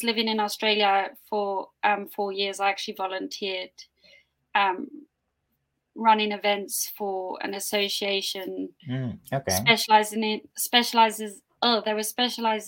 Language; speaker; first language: English; native; English